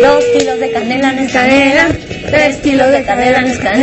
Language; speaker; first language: Spanish; native; Spanish